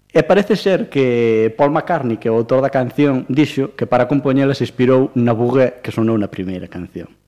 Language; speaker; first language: Galician; native; Galician